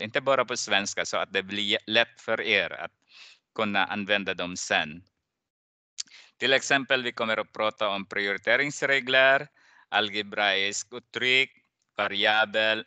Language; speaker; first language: Swedish; non-native, fluent; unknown